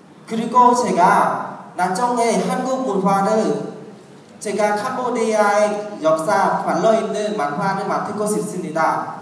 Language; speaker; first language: Korean; non-native, learner; Khmer